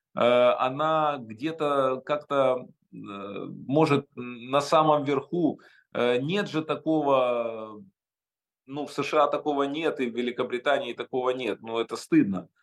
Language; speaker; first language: Russian; native; Russian